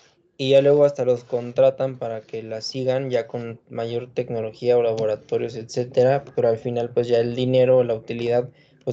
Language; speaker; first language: Spanish; native; Spanish